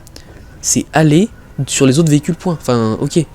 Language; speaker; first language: French; native; French